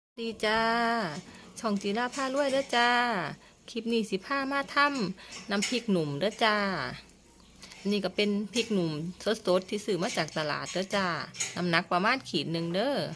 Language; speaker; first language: Thai; non-native, local second language; Northeastern Thai